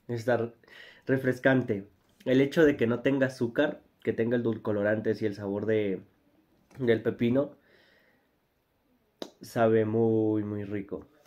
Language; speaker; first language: Spanish; native; Spanish